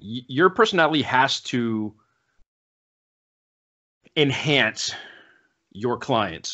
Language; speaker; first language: English; native; English